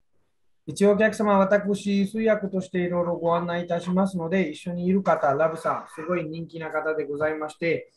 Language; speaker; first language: Japanese; non-native, fluent; Hindi